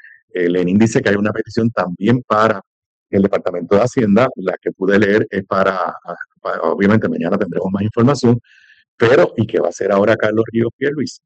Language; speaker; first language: Spanish; native; Spanish